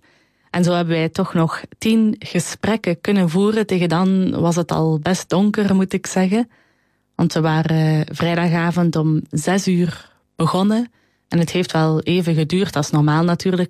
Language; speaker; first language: Dutch; native; Dutch